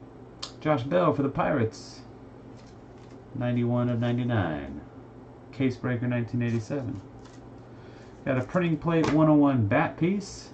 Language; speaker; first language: English; native; English